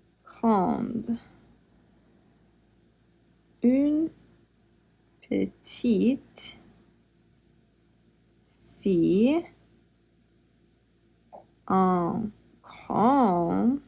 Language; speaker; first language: French; non-native, fluent; English